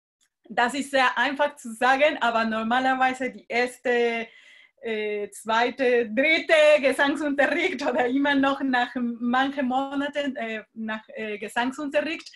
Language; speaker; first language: German; non-native, fluent; Spanish